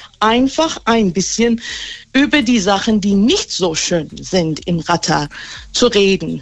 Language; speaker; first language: German; non-native, fluent; Persian